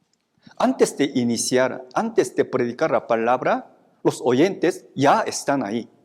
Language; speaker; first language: Spanish; non-native, fluent; Korean